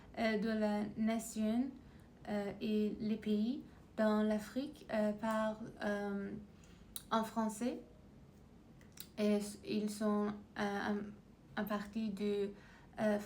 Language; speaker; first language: French; non-native, learner; Persian